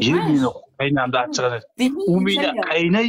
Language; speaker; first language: Russian; non-native, learner; Uzbek